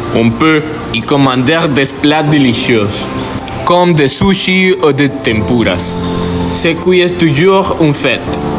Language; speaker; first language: French; non-native, learner; Spanish